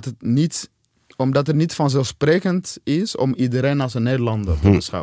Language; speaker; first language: Dutch; non-native, fluent; Swahili